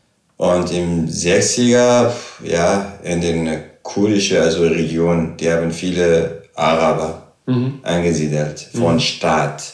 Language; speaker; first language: German; non-native, fluent; Arabic